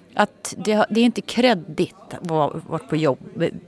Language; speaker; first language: Swedish; native; Swedish